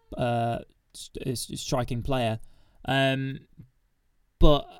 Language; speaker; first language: English; native; English